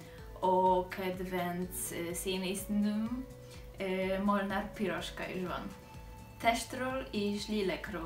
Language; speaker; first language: Hungarian; non-native, learner; Polish